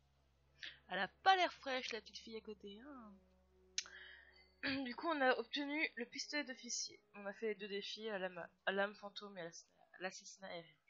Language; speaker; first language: French; native; French